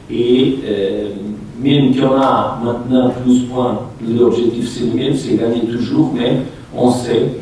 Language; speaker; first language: French; non-native, fluent; Portuguese